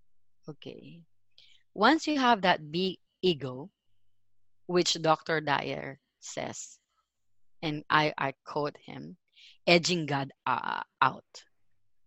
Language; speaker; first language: English; non-native, local second language; Filipino